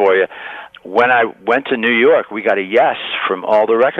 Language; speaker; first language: English; native; English